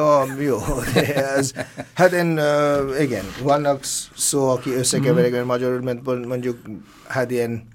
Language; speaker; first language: Hungarian; non-native, fluent; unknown